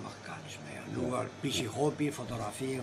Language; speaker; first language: German; non-native, fluent; Spanish